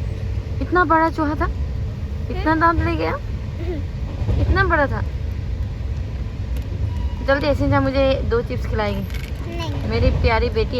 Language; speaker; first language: Hindi; non-native, local second language; Assamese